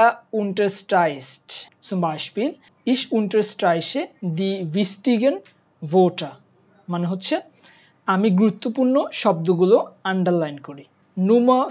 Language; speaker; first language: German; non-native, learner; Bangla